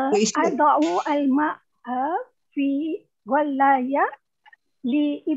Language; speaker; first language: Arabic; non-native, learner; Malay